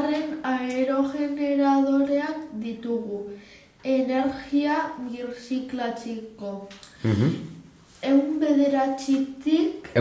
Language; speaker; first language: Basque; non-native, local second language; Spanish